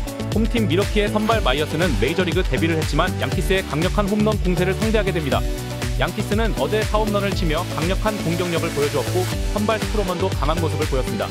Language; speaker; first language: Korean; native; Korean